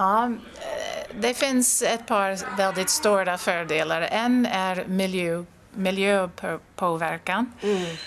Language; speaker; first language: Swedish; non-native, fluent; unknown